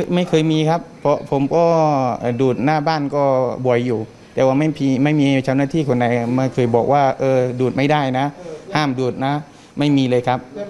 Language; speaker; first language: Thai; non-native, fluent; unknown